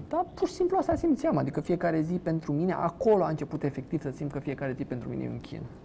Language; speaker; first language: Romanian; native; Romanian